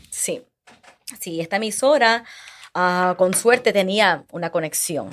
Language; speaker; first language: Spanish; early bilingual, heritage; Spanish